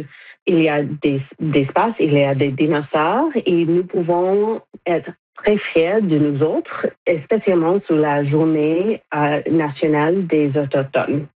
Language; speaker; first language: French; non-native, local second language; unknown